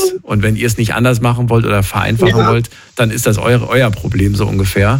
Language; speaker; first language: German; native; German